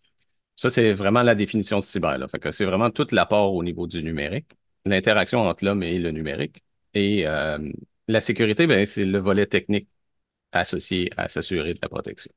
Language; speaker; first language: French; native; French